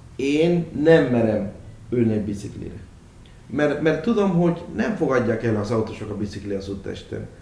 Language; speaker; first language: Hungarian; non-native, fluent; Spanish